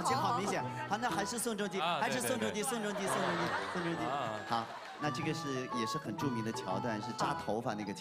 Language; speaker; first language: Chinese; native; Chinese